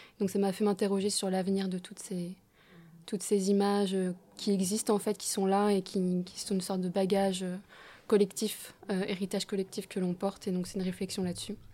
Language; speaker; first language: French; native; French